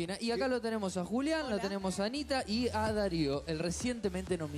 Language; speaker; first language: Spanish; native; Spanish